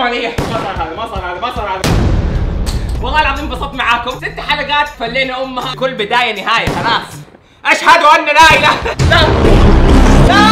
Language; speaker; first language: Arabic; native; Arabic